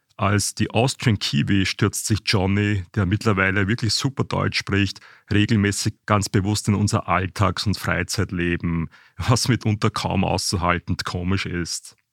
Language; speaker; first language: German; native; German